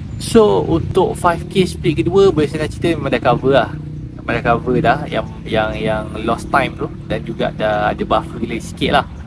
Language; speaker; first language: Malay; native; Malay